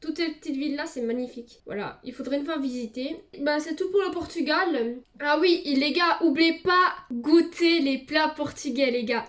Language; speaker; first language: French; early bilingual, other home language; Portuguese